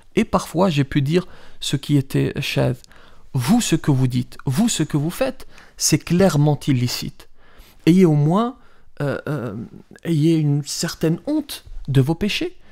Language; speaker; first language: French; early bilingual, other home language; Riffian